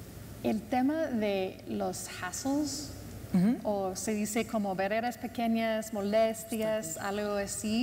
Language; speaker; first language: Spanish; non-native, fluent; English